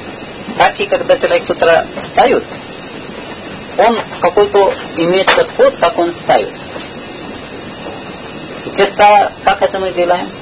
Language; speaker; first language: Russian; non-native, learner; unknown